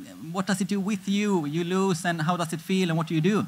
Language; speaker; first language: English; non-native, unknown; Swedish